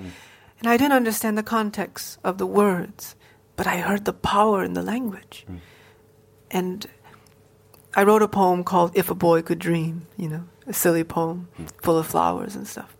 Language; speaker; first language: English; native; English